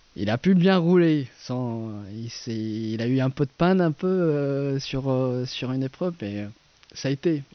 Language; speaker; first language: French; non-native, fluent; Persian